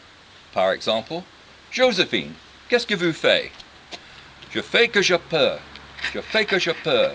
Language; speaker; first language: French; non-native, learner; English